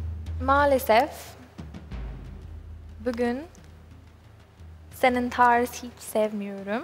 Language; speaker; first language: Turkish; non-native, learner; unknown